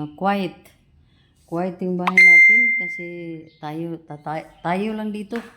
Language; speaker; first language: Filipino; non-native, local second language; Cebuano